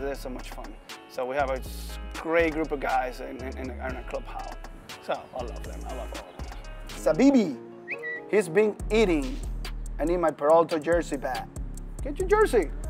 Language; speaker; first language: English; non-native, fluent; Spanish